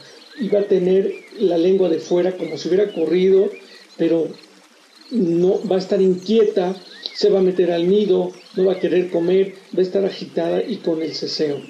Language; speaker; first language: Spanish; native; Spanish